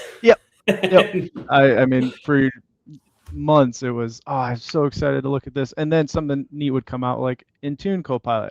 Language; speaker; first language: English; native; English